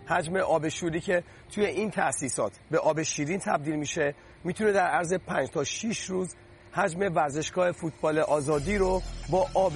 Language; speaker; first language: Persian; native; Persian